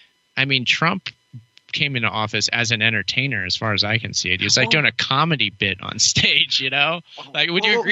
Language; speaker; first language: English; native; English